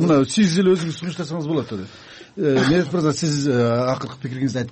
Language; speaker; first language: Kyrgyz; native; Kyrgyz